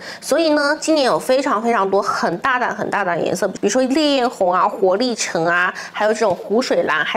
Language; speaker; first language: Chinese; native; Chinese